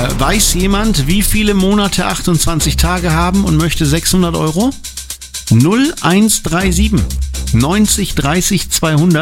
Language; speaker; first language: German; native; German